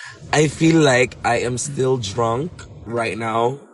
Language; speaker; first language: English; non-native, local second language; Cebuano